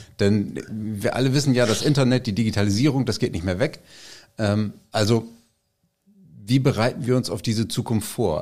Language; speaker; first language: German; native; German